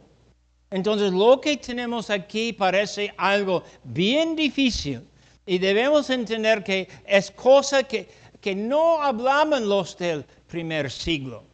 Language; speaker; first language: Spanish; non-native, fluent; English